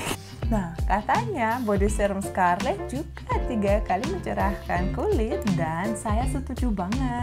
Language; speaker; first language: Indonesian; non-native, fluent; Russian